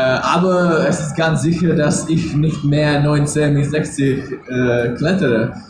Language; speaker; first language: German; non-native, learner; Czech